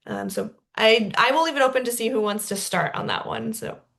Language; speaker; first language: English; native; English